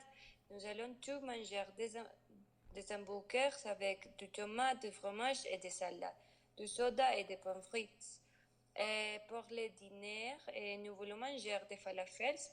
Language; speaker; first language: French; non-native, learner; Spanish